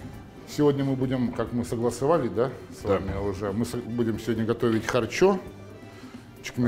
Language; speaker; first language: Russian; native; Russian